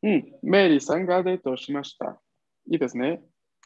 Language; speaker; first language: Japanese; non-native, fluent; Spanish